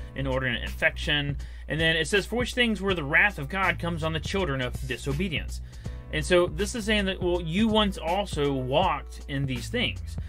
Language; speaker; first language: English; native; English